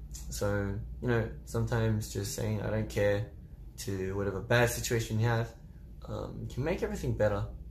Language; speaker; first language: English; early bilingual, other home language; Korean